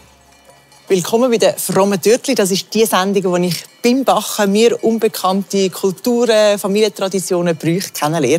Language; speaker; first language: German; native; German